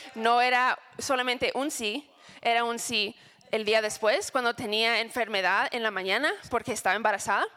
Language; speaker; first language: Spanish; non-native, fluent; English